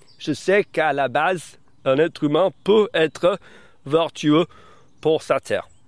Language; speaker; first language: French; early bilingual, other home language; English